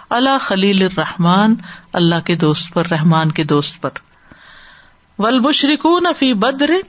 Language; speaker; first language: Urdu; native; Urdu